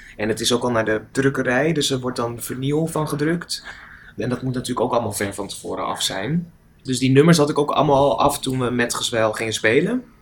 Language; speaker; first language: Dutch; native; Dutch